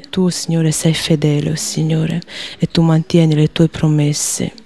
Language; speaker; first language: Italian; early bilingual, other home language; Chinese